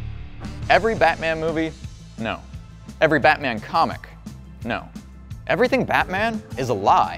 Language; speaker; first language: English; native; English